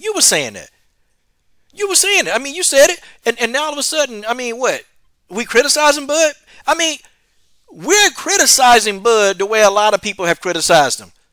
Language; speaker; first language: English; native; English